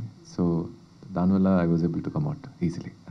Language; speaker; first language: Telugu; non-native, local second language; Tamil